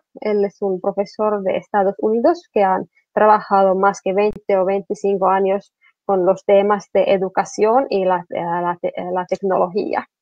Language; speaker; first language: Spanish; non-native, fluent; Finnish